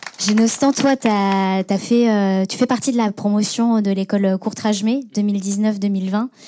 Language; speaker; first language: French; native; French